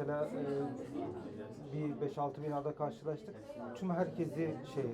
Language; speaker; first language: Turkish; native; Turkish